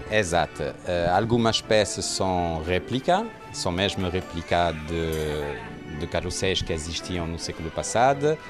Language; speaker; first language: Portuguese; non-native, fluent; French